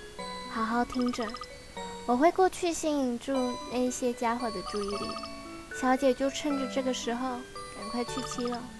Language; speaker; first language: Chinese; native; Chinese